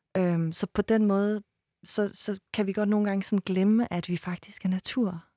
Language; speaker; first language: Danish; early bilingual, other home language; Persian